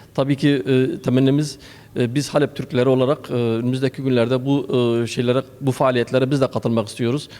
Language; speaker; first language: Turkish; early bilingual, heritage; Arabic